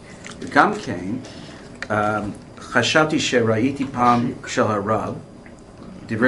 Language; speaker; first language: Hebrew; non-native, learner; English